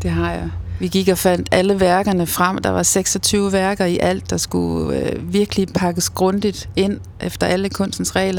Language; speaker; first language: Danish; native; Danish